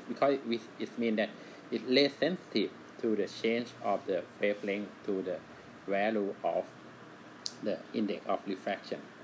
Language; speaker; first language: English; non-native, fluent; Thai